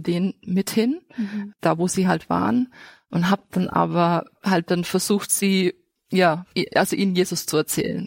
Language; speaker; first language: German; native; German